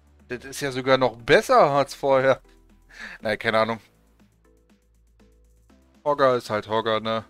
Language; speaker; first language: German; native; German